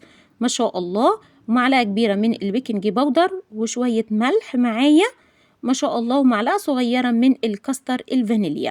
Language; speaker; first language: Arabic; native; Arabic